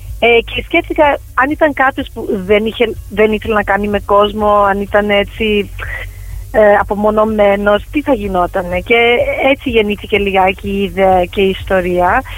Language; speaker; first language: Greek; early bilingual, heritage; Greek